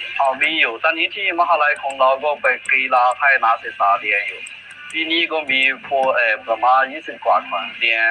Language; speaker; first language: Thai; non-native, learner; Chinese